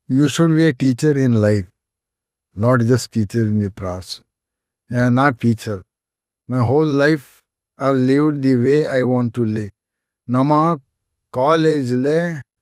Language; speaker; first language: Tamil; non-native, fluent; Konkani